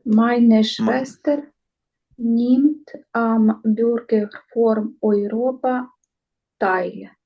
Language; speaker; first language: German; non-native, learner; Ukrainian